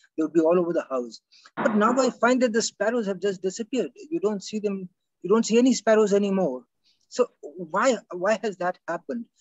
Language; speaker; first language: English; non-native, local second language; Hindi